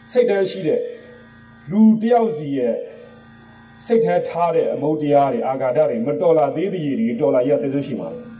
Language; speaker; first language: Burmese; non-native, local second language; S'gaw Karen